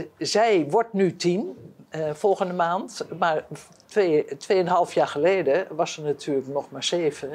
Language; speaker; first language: Dutch; native; Dutch